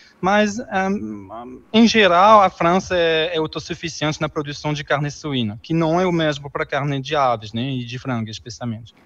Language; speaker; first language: Portuguese; non-native, fluent; French